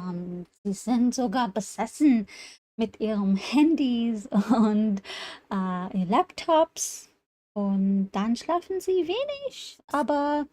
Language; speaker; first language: German; non-native, learner; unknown